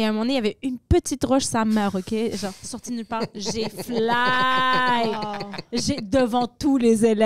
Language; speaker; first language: French; native; French